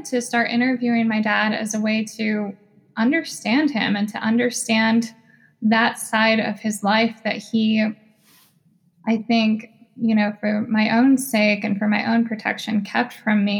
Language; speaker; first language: English; native; English